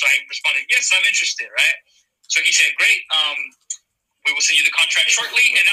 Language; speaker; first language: English; native; English